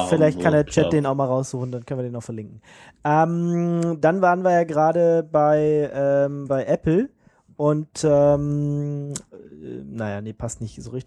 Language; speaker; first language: German; native; German